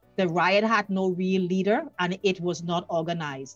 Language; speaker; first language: English; native; English